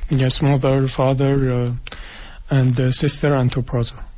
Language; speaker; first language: English; non-native, learner; Arabic